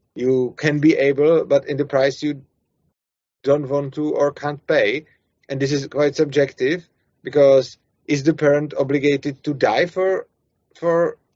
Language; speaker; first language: English; non-native, fluent; Czech